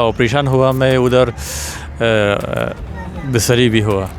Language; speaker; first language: Hindi; non-native, learner; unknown